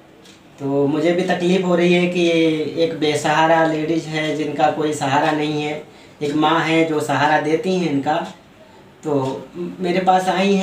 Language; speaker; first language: Hindi; native; Hindi